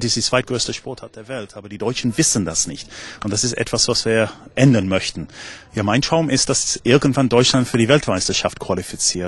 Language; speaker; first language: German; non-native, fluent; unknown